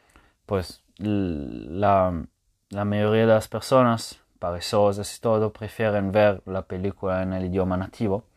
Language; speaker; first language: Spanish; non-native, fluent; Italian